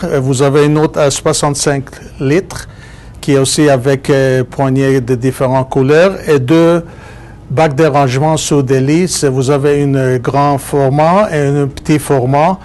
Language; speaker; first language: French; non-native, fluent; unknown